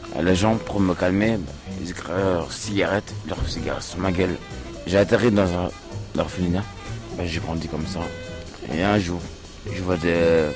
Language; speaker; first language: French; early bilingual, other home language; Portuguese